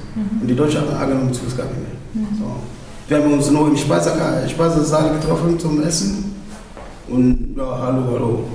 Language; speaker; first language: German; non-native, fluent; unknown